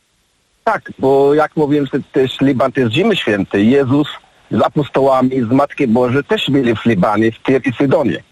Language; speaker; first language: Polish; non-native, learner; Arabic